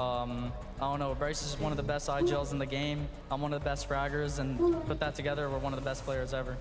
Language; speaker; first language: English; native; English